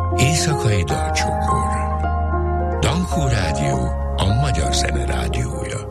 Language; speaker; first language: Hungarian; native; Hungarian